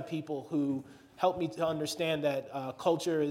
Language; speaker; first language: English; native; English